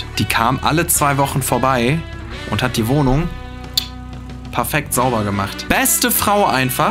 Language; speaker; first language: German; native; German